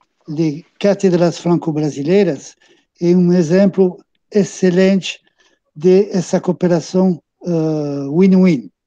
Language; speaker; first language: Portuguese; non-native, fluent; French